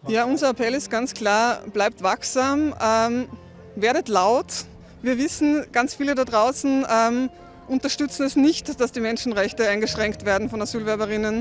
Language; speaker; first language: German; native; German